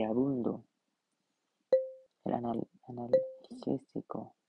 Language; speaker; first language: Spanish; non-native, learner; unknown